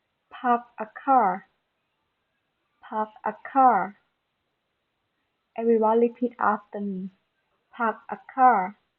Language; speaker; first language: English; non-native, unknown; Thai